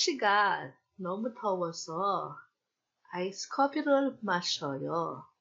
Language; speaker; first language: Korean; non-native, fluent; Filipino